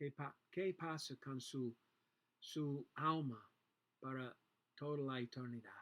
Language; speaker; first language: Spanish; non-native, learner; English